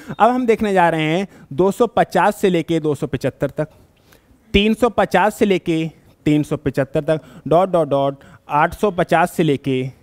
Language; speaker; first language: Hindi; native; Hindi